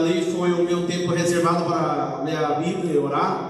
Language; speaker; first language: Portuguese; native; Portuguese